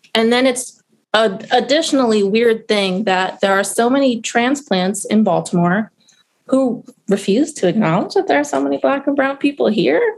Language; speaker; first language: English; native; English